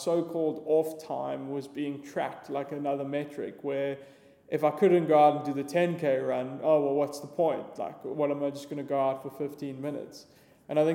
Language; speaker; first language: English; native; English